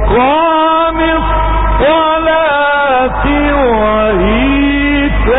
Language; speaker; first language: Arabic; native; Arabic